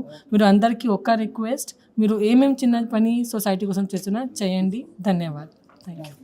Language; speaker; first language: Telugu; non-native, local second language; Hindi